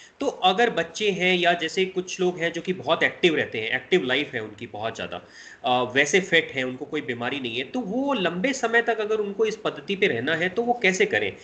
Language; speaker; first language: Hindi; non-native, local second language; Marathi